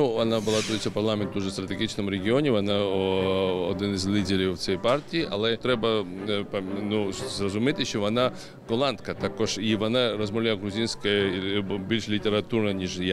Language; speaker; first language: Ukrainian; non-native, learner; Georgian